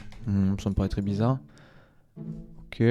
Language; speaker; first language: French; native; French